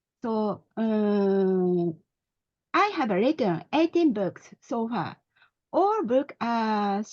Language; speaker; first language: English; non-native, learner; Japanese